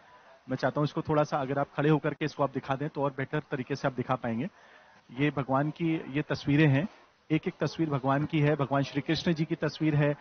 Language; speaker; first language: Hindi; native; Hindi